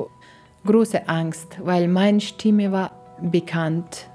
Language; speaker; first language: German; non-native, learner; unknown